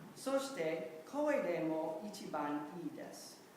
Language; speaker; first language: Japanese; non-native, learner; English